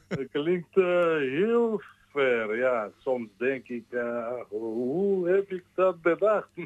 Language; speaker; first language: Dutch; non-native, learner; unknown